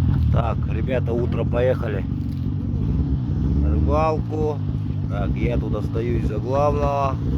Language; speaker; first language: Russian; native; Russian